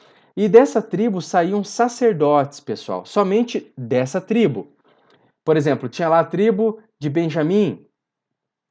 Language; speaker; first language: Portuguese; native; Portuguese